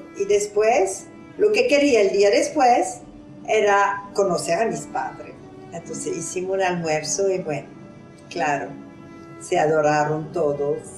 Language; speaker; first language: Spanish; non-native, fluent; French